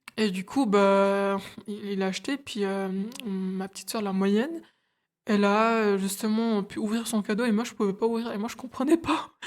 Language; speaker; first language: French; early bilingual, other home language; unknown